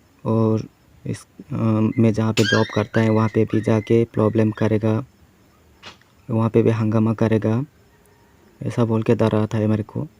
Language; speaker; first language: Hindi; non-native, local second language; Kok Borok